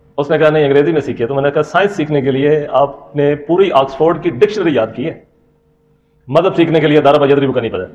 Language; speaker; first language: Urdu; non-native, local second language; Punjabi